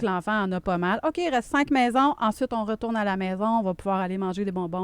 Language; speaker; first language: French; native; French